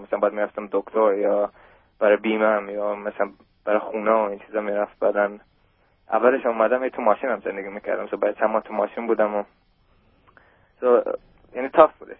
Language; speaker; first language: Persian; early bilingual, heritage; German